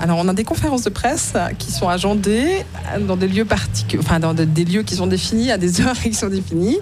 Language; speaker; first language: French; native; French